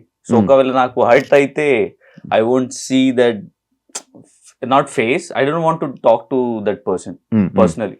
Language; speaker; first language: Telugu; non-native, local second language; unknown